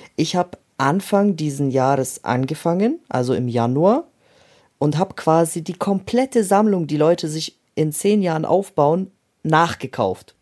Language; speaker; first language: German; early bilingual, other home language; Russian